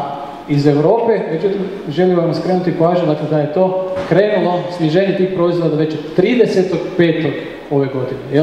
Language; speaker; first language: Croatian; native; Croatian